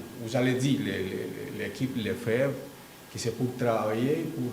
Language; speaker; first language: French; non-native, fluent; Spanish